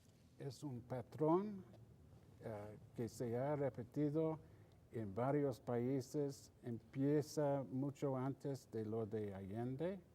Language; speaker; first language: Spanish; non-native, fluent; English